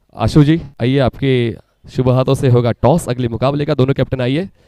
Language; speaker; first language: Hindi; non-native, local second language; Marathi